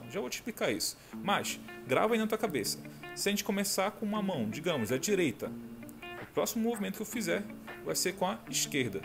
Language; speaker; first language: Portuguese; native; Portuguese